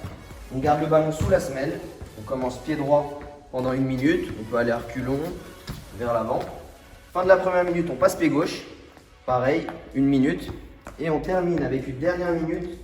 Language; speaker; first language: French; native; French